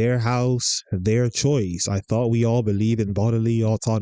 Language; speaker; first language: English; native; English